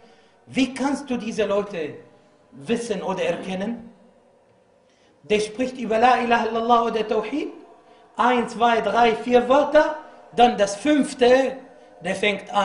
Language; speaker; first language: German; non-native, fluent; Arabic